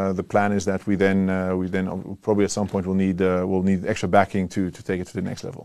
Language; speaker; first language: English; non-native, fluent; Dutch